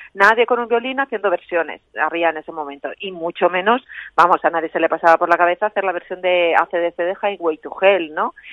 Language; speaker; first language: Spanish; native; Spanish